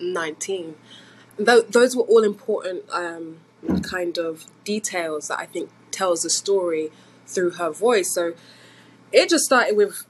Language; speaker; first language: English; native; English